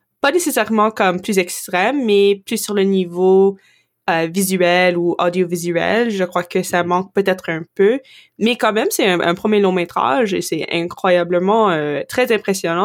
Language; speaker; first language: French; non-native, local second language; English